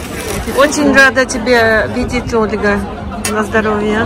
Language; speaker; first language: Russian; non-native, learner; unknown